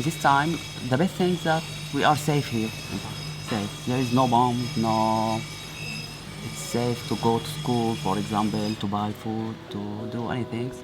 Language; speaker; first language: English; non-native, learner; Arabic